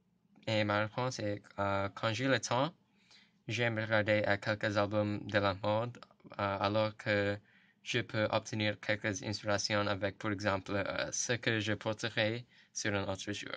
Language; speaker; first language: French; non-native, learner; English